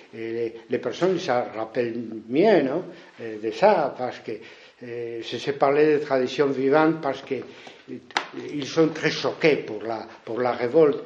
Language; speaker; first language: French; non-native, fluent; Spanish